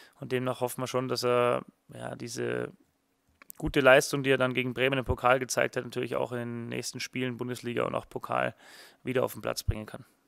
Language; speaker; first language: German; native; German